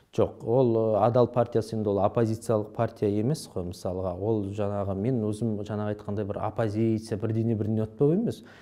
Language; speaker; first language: Kazakh; native; Kazakh